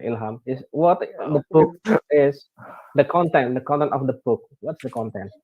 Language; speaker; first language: English; non-native, learner; Indonesian